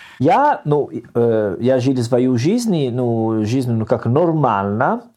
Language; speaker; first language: Russian; non-native, learner; Italian